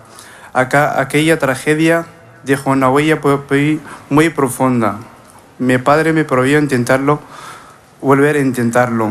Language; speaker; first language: Spanish; non-native, fluent; Arabic